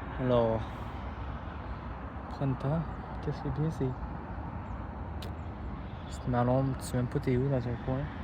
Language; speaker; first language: French; native; French